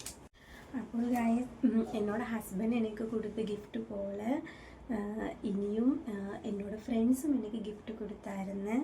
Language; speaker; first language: Malayalam; non-native, learner; Tamil